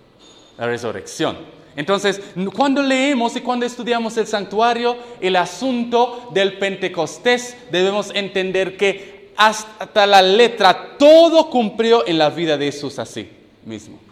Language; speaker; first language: Spanish; non-native, fluent; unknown